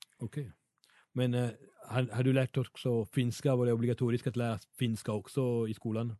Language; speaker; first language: Swedish; non-native, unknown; Italian